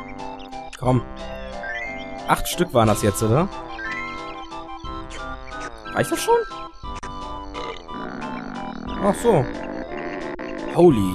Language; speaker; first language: German; native; German